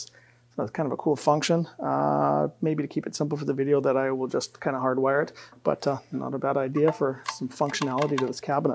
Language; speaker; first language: English; native; English